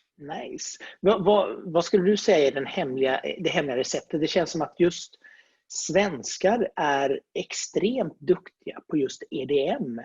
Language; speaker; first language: Swedish; native; Swedish